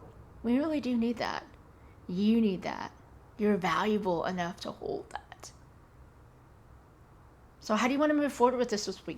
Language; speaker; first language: English; native; English